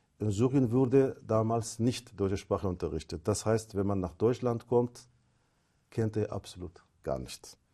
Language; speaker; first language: German; non-native, fluent; Arabic